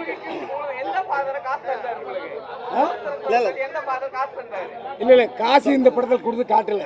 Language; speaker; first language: Tamil; native; Tamil